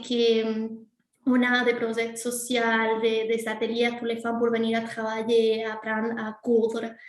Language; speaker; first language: French; non-native, fluent; Spanish